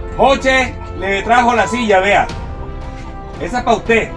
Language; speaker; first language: Spanish; native; Spanish